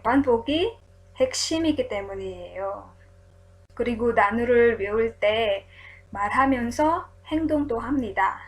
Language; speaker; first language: Korean; non-native, learner; Filipino